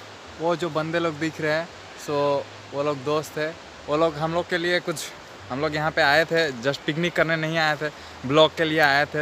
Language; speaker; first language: Hindi; non-native, local second language; Bangla